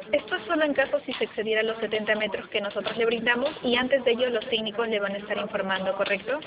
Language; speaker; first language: Spanish; native; Spanish